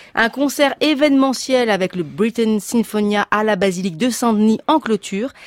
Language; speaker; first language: French; native; French